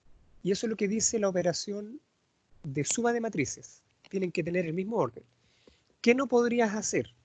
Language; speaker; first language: Spanish; native; Spanish